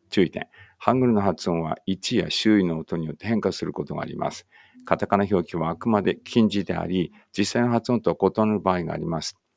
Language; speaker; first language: Japanese; native; Japanese